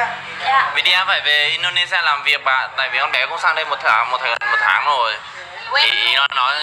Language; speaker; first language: Vietnamese; native; Vietnamese